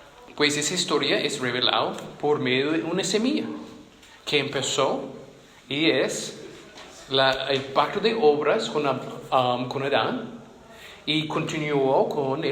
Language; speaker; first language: Spanish; non-native, fluent; English